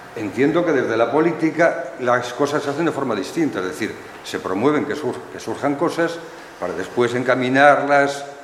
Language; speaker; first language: Spanish; native; Spanish